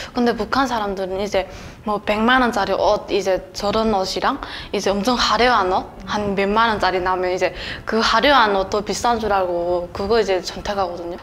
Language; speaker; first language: Korean; native; Korean